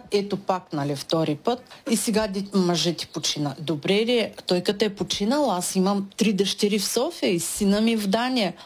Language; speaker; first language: Bulgarian; non-native, fluent; Russian